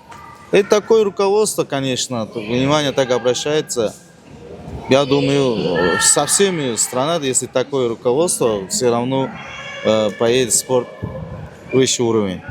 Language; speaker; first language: Russian; non-native, learner; Uzbek